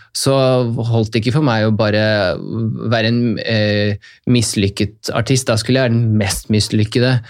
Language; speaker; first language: Norwegian; early bilingual, other home language; Russian